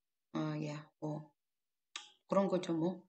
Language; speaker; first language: Korean; non-native, fluent; Indonesian